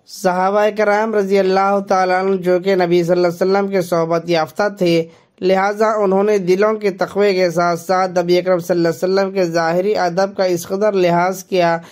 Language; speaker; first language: Hindi; native; Hindi